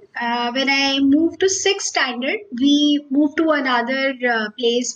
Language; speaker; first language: English; non-native, local second language; Hindi